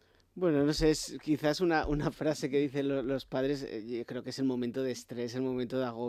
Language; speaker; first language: Spanish; native; Spanish